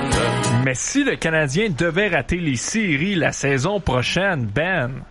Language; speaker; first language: French; native; French